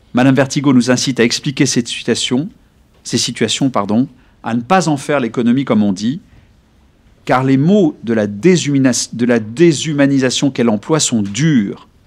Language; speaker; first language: French; native; French